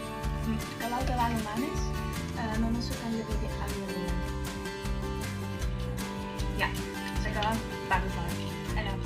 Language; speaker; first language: Indonesian; non-native, learner; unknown